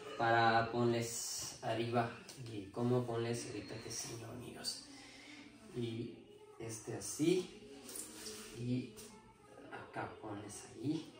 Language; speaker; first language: Spanish; non-native, learner; Urdu